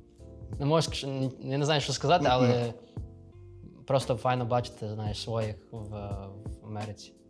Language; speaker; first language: Ukrainian; early bilingual, other home language; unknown